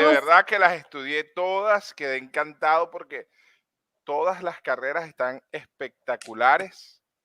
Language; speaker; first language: Spanish; native; Spanish